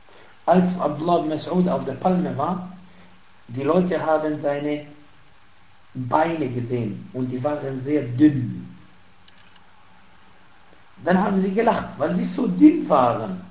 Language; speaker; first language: German; non-native, fluent; Arabic